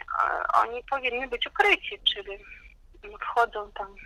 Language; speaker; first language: Polish; non-native, fluent; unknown